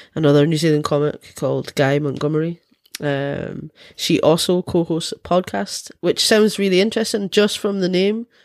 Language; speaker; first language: English; native; English